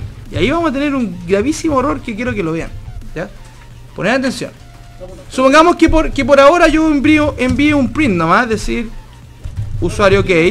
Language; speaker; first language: Spanish; native; Spanish